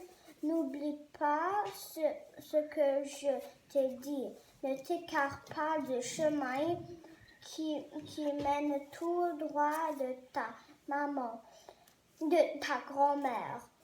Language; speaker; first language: French; non-native, learner; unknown